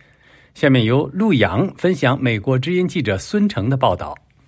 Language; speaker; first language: Chinese; native; Chinese